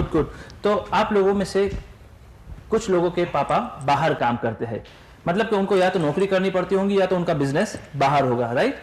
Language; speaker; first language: Hindi; native; Hindi